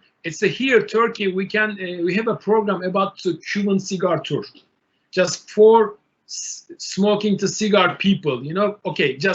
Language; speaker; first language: English; non-native, learner; Turkish